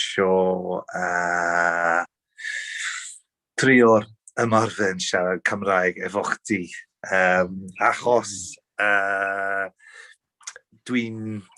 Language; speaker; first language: Welsh; non-native, learner; English